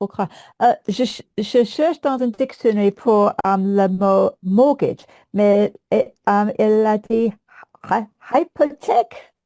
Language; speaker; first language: French; non-native, learner; English